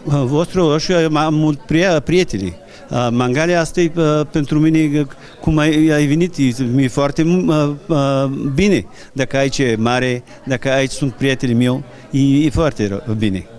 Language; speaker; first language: Romanian; non-native, learner; Bulgarian